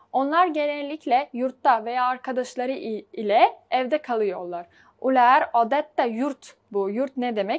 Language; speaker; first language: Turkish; non-native, fluent; Uzbek